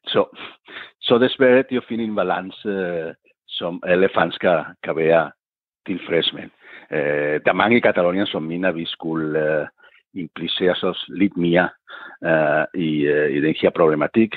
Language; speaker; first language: Danish; non-native, fluent; Catalan